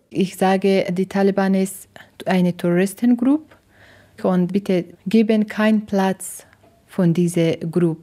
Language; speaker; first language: German; non-native, learner; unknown